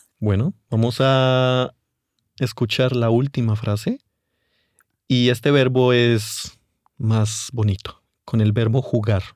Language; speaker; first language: Spanish; native; Spanish